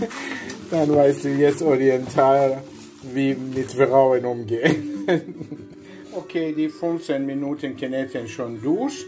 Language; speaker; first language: German; non-native, learner; Persian